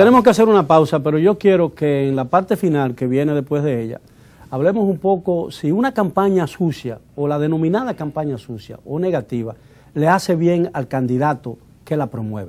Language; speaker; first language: Spanish; native; Spanish